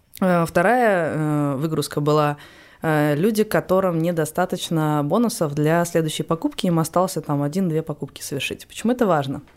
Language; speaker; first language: Russian; native; Russian